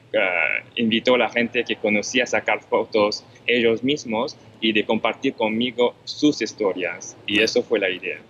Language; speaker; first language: Spanish; non-native, fluent; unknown